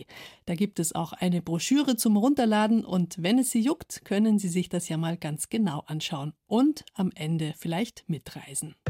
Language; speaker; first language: German; native; German